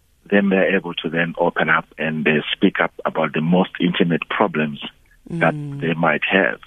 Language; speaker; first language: English; non-native, local second language; Shona